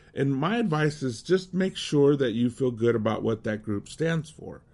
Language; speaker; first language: English; native; English